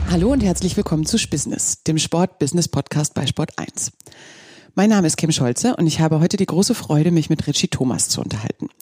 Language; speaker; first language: German; native; German